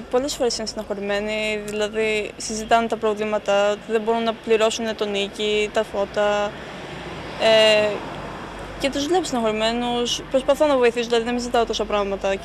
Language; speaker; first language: Greek; early bilingual, other home language; Albanian